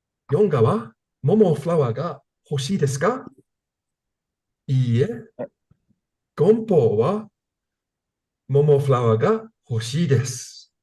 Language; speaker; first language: Japanese; non-native, learner; English